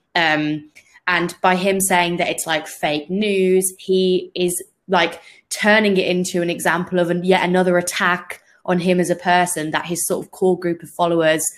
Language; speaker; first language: English; native; English